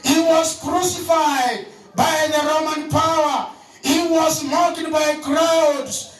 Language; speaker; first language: English; non-native, local second language; Swahili